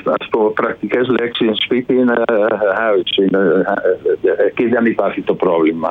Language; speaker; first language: Greek; non-native, fluent; Dutch